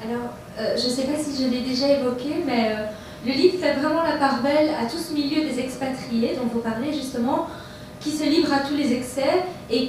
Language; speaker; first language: French; native; French